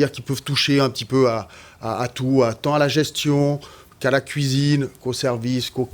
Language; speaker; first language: French; native; French